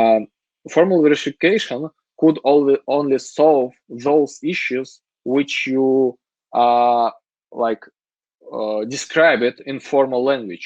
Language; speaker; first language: English; non-native, fluent; Russian